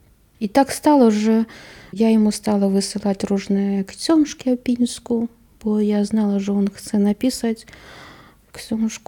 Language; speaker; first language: Polish; non-native, learner; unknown